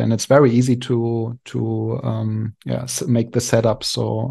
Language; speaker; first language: English; non-native, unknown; German